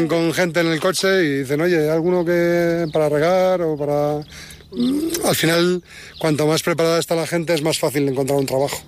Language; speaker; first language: Spanish; native; Spanish